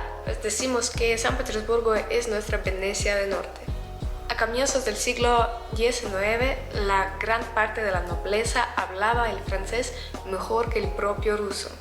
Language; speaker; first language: Spanish; non-native, fluent; Russian